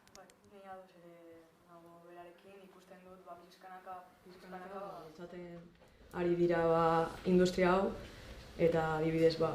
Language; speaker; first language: Basque; non-native, local second language; Spanish